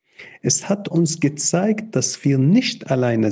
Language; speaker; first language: German; non-native, fluent; Arabic